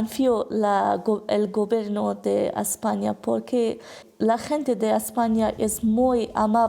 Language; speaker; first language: Spanish; non-native, learner; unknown